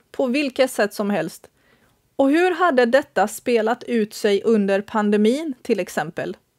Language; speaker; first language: Swedish; early bilingual, other home language; Bosnian